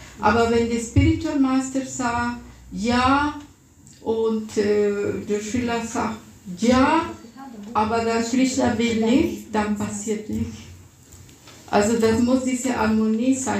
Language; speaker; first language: German; non-native, fluent; Russian